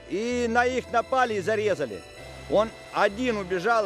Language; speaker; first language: Russian; native; Russian